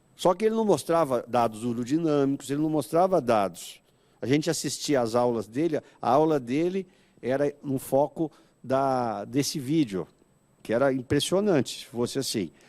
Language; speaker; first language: Portuguese; native; Portuguese